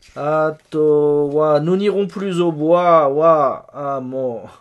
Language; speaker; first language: Japanese; non-native, learner; French